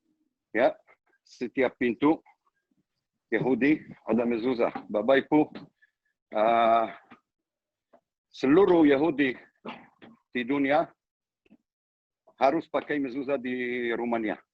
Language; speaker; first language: Indonesian; non-native, learner; Hebrew